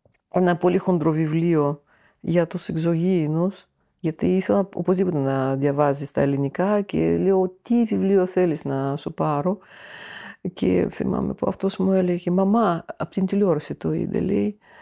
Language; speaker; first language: Greek; non-native, fluent; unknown